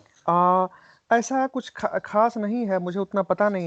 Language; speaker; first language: Hindi; native; Hindi